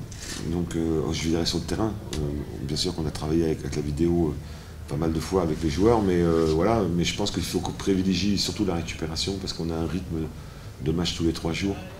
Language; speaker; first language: French; native; French